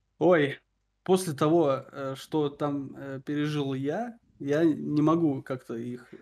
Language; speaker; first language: Russian; native; Russian